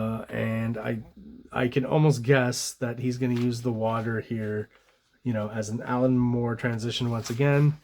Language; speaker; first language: English; native; English